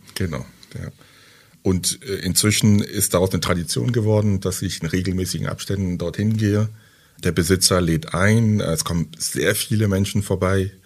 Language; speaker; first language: German; early bilingual, other home language; French